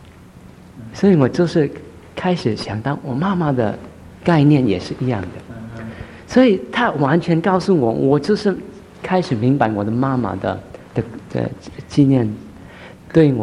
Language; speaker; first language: Chinese; early bilingual, heritage; Chinese